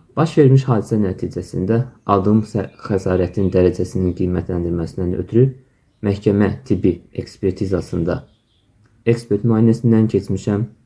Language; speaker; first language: Azerbaijani; native; Azerbaijani